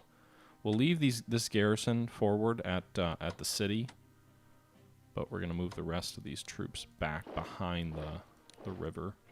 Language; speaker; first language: English; native; English